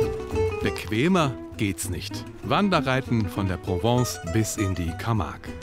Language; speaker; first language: German; native; German